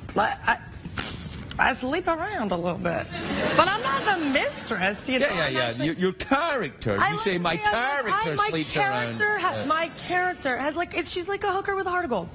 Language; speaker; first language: English; native; English